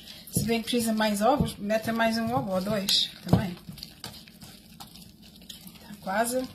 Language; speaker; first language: Portuguese; early bilingual, heritage; Portuguese